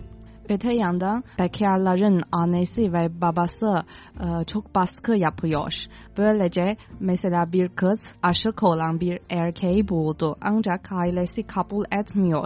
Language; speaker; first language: Turkish; non-native, fluent; Chinese